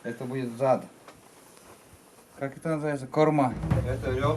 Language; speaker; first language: Russian; native; Russian